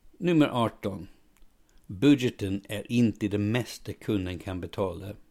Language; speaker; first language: Swedish; non-native, fluent; English